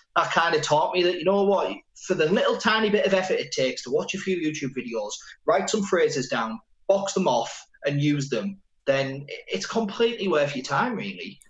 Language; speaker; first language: English; native; English